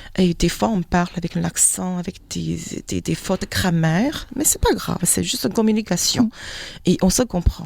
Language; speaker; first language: French; non-native, fluent; Chinese